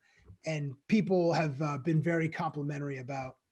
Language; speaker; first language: English; native; English